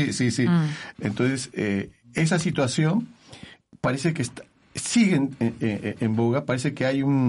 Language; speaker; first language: Spanish; native; Spanish